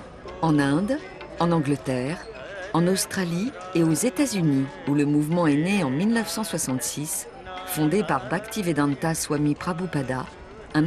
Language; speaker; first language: French; native; French